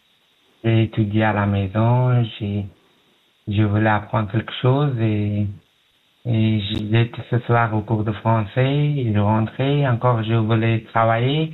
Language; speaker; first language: French; non-native, learner; Pashto